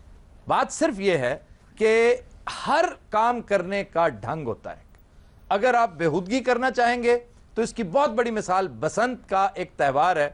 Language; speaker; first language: Urdu; native; Urdu